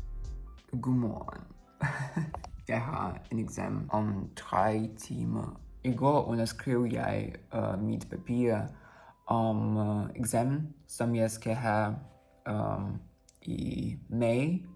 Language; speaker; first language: Danish; non-native, learner; Russian